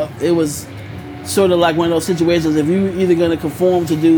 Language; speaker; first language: English; native; English